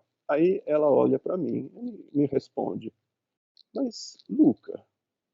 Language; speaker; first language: Portuguese; non-native, fluent; Italian